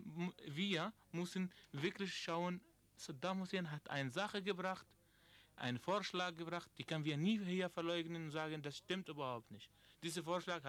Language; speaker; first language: German; non-native, learner; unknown